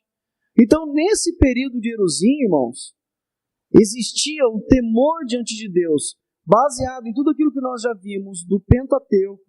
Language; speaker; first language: Portuguese; native; Portuguese